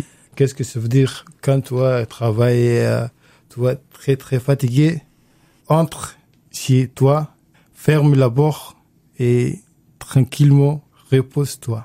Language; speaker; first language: French; non-native, learner; Arabic